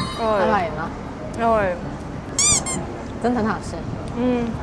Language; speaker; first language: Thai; non-native, learner; Chinese